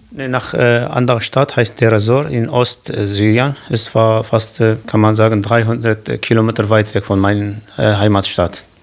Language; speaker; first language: German; non-native, learner; Kurdish